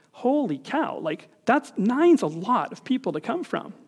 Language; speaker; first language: English; native; English